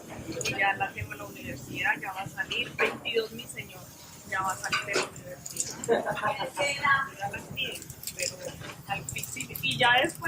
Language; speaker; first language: Spanish; native; Spanish